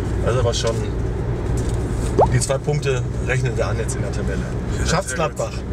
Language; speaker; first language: German; native; German